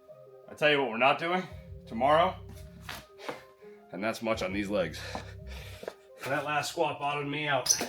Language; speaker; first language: English; native; English